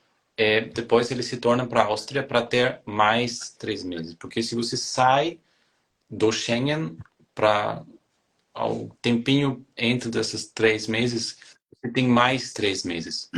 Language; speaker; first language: Portuguese; non-native, fluent; German